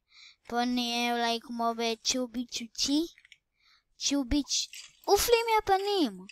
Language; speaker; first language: Hebrew; native; Hebrew